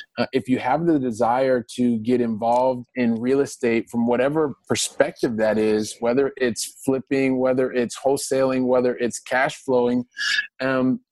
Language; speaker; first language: English; native; English